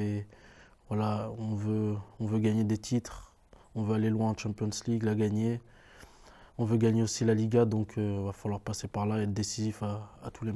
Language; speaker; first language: French; native; French